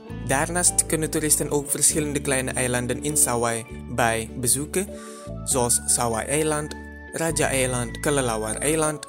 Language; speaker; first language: Dutch; non-native, fluent; Indonesian